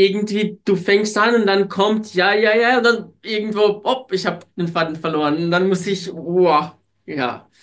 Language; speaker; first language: German; non-native, fluent; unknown